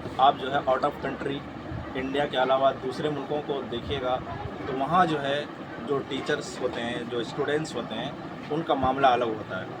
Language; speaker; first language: Urdu; native; Urdu